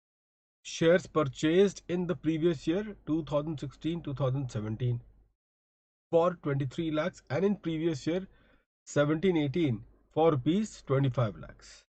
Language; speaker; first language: English; non-native, local second language; Hindi